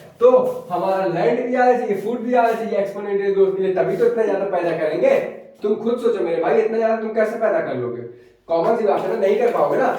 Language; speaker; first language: Hindi; native; Hindi